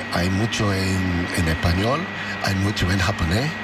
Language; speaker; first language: Spanish; non-native, learner; English